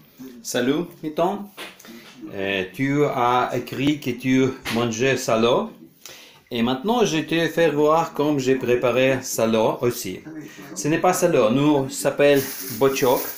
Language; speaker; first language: French; non-native, learner; Ukrainian